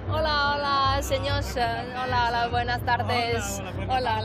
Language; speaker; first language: Spanish; non-native, fluent; Chinese